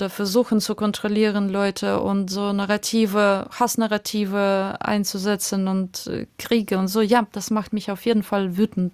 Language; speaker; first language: German; non-native, fluent; Russian